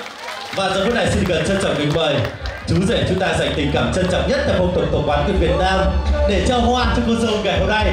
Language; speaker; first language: Vietnamese; native; Vietnamese